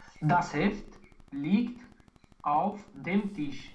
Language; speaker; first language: German; non-native, learner; Romanian